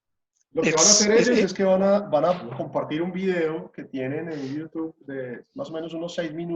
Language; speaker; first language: Spanish; native; Spanish